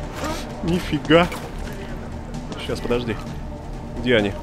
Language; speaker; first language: Russian; native; Russian